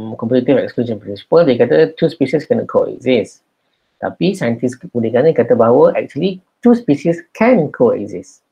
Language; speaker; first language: English; non-native, local second language; Malay